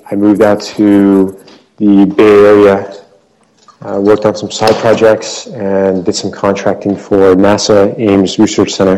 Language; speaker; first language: English; native; English